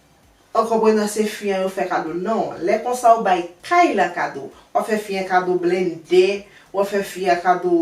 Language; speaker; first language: French; non-native, learner; Haitian Creole